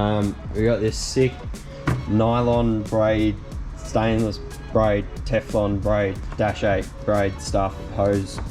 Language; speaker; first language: English; native; English